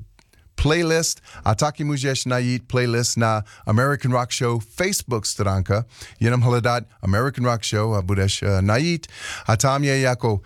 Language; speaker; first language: Czech; non-native, learner; English